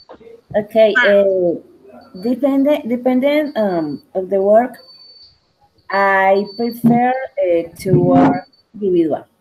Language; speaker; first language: English; non-native, learner; Spanish